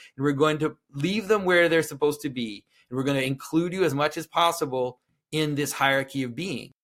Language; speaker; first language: English; non-native, fluent; French